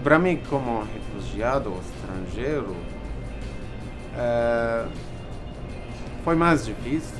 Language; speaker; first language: Portuguese; non-native, learner; Arabic